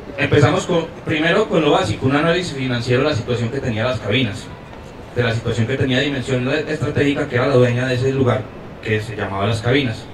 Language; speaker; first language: Spanish; native; Spanish